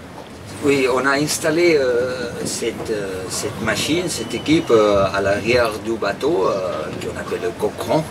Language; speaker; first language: French; non-native, fluent; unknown